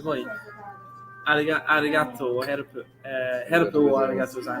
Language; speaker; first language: Japanese; non-native, learner; English